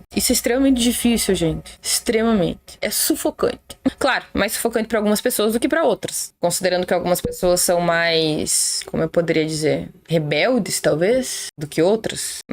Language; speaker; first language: Portuguese; native; Portuguese